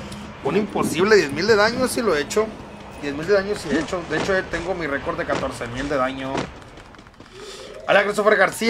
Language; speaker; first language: Spanish; native; Spanish